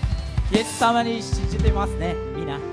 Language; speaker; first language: Japanese; non-native, learner; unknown